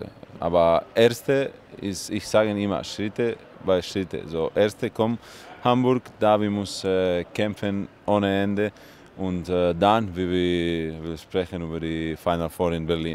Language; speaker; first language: German; non-native, learner; Russian